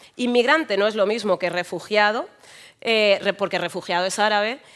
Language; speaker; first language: Spanish; native; Spanish